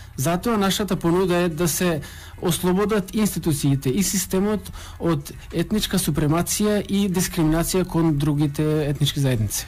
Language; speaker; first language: Macedonian; non-native, local second language; Albanian